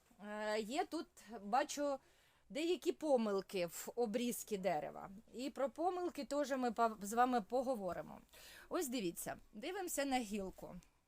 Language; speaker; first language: Ukrainian; non-native, local second language; Russian